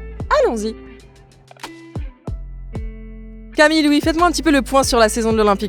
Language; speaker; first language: French; native; French